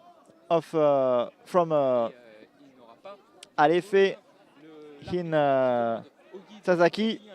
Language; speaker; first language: English; non-native, learner; French